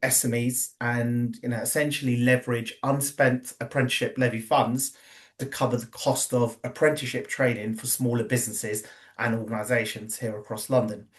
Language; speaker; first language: English; native; English